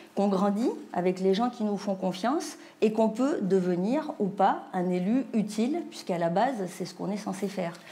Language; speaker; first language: French; native; French